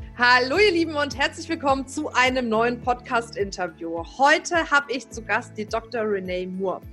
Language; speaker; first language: German; native; German